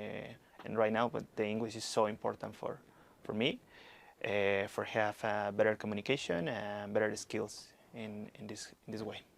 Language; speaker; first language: English; non-native, learner; Spanish